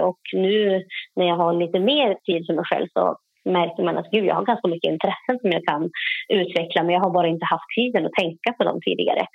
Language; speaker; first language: Swedish; native; Swedish